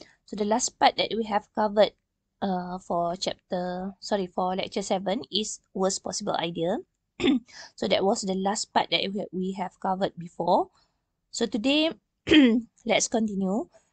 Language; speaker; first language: English; non-native, local second language; Malay